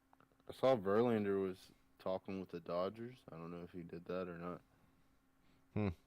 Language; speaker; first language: English; native; English